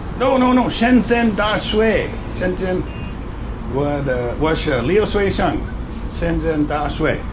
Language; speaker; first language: Chinese; non-native, learner; English